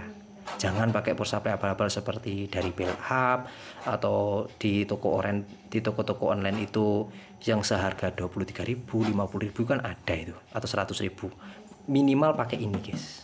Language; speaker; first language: Indonesian; native; Indonesian